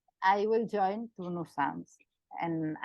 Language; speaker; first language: English; non-native, learner; Catalan